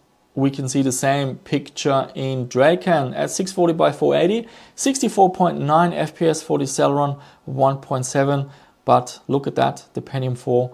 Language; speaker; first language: English; non-native, fluent; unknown